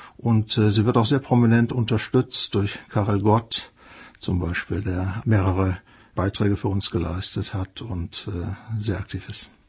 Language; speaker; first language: German; native; German